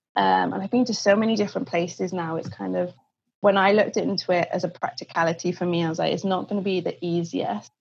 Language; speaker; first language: English; native; English